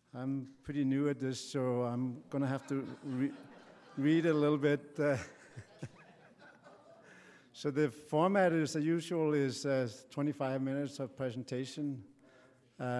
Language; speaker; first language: English; non-native, fluent; Danish